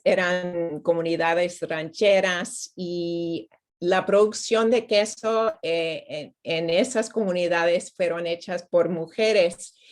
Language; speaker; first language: Spanish; non-native, fluent; English